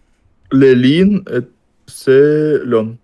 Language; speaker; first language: French; non-native, learner; Russian